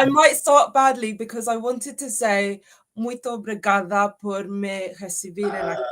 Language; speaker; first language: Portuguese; non-native, learner; English